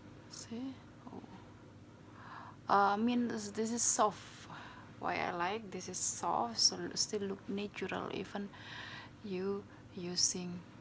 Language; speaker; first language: English; non-native, learner; Indonesian